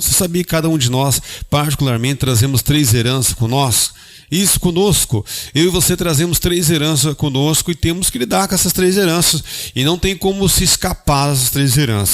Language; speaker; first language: Portuguese; native; Portuguese